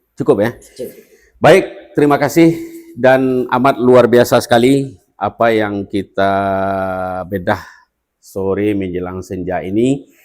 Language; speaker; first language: Indonesian; non-native, local second language; Minangkabau